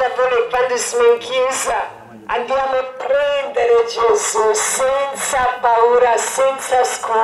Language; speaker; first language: Italian; non-native, learner; Croatian